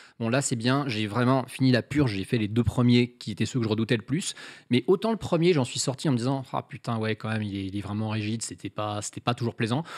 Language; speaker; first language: French; native; French